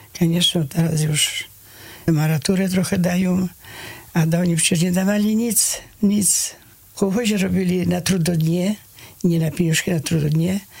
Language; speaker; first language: Polish; early bilingual, heritage; Polish